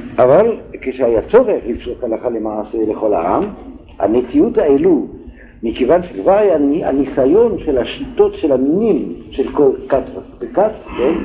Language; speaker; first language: Hebrew; non-native, fluent; French